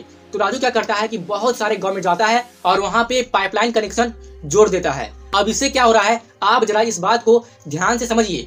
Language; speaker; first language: Hindi; native; Hindi